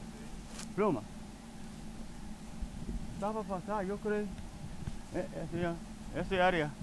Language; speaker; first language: Spanish; non-native, learner; English